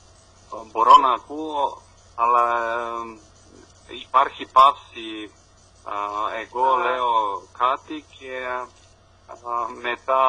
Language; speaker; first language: Greek; non-native, learner; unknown